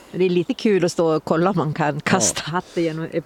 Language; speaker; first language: Swedish; native; Swedish